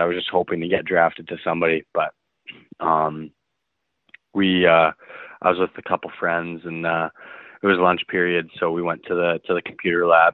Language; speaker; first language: English; native; English